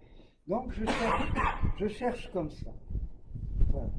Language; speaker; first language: French; native; French